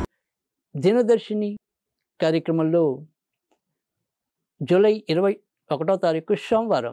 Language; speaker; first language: Telugu; native; Telugu